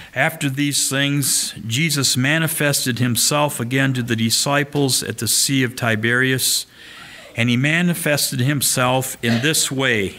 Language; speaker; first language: English; native; English